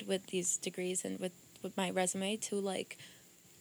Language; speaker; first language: English; early bilingual, other home language; Portuguese